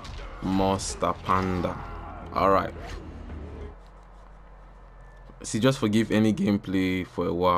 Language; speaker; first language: English; native; English